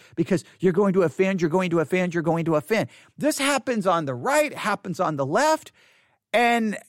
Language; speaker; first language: English; native; English